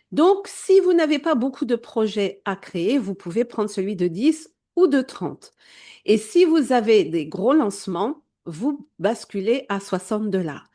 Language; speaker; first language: French; native; French